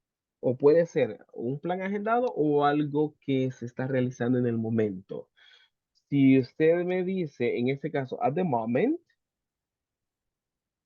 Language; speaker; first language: Spanish; native; Spanish